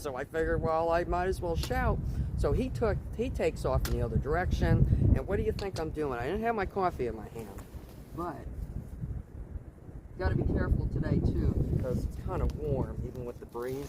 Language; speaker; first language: English; native; English